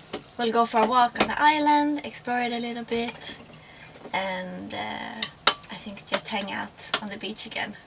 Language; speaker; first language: English; non-native, fluent; Swedish